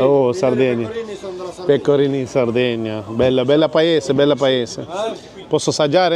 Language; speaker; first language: Italian; non-native, learner; Malayalam